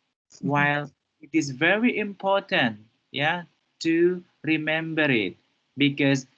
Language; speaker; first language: English; non-native, fluent; Indonesian